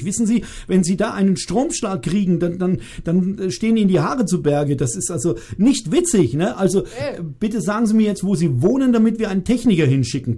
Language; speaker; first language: German; native; German